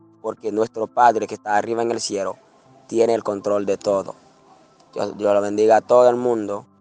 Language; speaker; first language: Spanish; non-native, learner; Haitian Creole